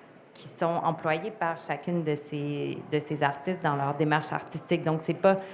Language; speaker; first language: French; native; French